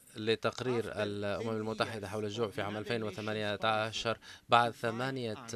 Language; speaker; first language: Arabic; non-native, fluent; Italian